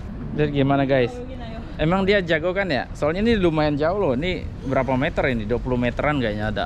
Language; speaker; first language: Indonesian; native; Indonesian